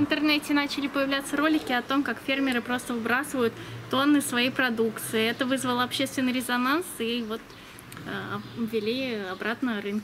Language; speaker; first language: Russian; native; Russian